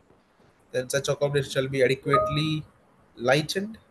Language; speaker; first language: English; non-native, local second language; Telugu